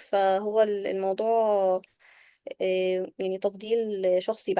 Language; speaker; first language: Arabic; native; Arabic